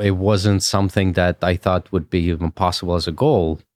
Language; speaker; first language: English; early bilingual, other home language; Russian